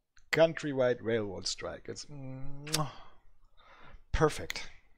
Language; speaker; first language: English; non-native, fluent; French